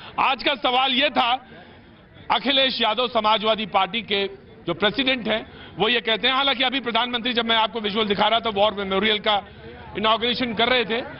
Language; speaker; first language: Hindi; native; Hindi